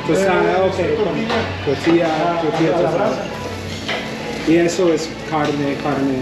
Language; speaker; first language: Spanish; non-native, learner; English